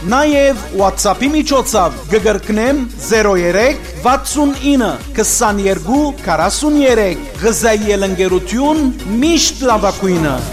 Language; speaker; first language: Armenian; native; Armenian